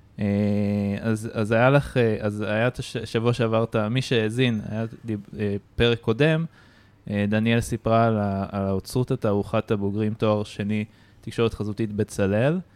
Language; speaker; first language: Hebrew; native; Hebrew